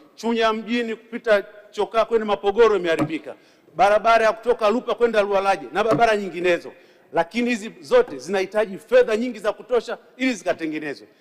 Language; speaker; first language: Swahili; native; Swahili